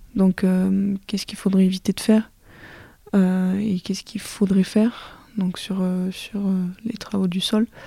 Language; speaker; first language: French; native; French